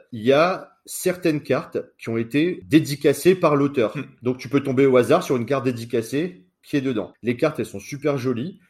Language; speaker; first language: French; native; French